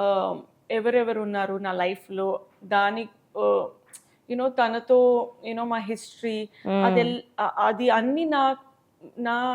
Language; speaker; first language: Telugu; non-native, local second language; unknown